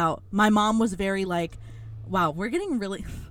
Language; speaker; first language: English; early bilingual, other home language; Spanish